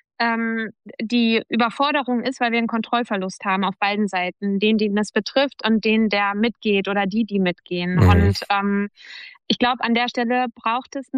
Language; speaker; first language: German; native; German